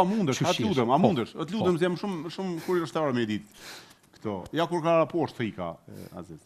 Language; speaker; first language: Albanian; native; Albanian